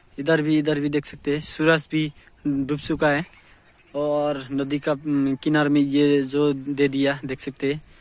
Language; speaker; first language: Hindi; non-native, local second language; Bangla